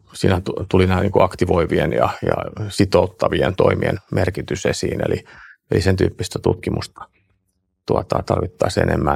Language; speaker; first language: Finnish; native; Finnish